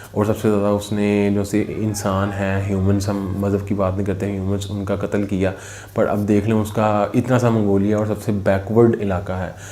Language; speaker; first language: Urdu; native; Urdu